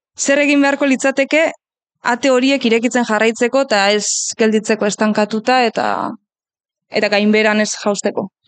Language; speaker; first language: Basque; native; Basque